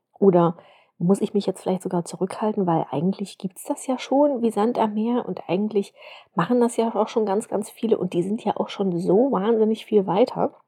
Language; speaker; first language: German; native; German